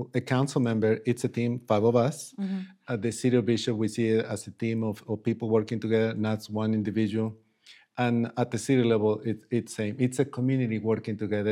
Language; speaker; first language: English; non-native, fluent; Spanish